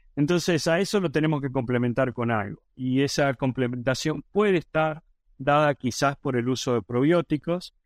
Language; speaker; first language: Spanish; native; Spanish